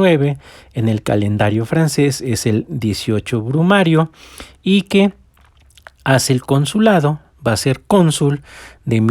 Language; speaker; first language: Spanish; native; Spanish